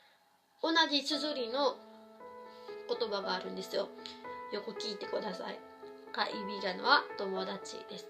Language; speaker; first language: Japanese; non-native, fluent; Filipino